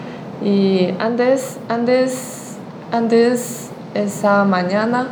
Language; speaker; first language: Spanish; non-native, learner; Chinese